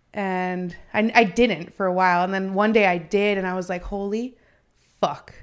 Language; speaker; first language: English; native; English